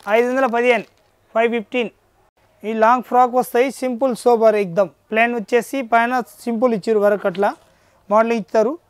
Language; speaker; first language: Telugu; native; Telugu